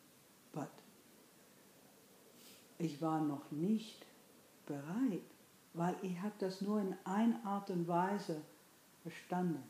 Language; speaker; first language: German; non-native, fluent; English